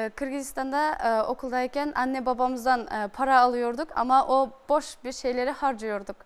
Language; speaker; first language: Turkish; non-native, fluent; Kyrgyz